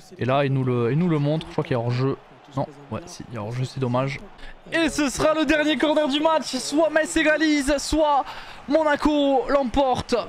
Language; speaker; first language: French; native; French